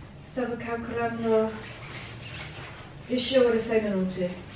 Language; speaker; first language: Italian; non-native, fluent; English